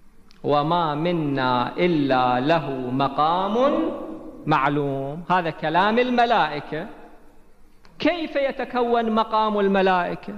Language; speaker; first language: Arabic; native; Arabic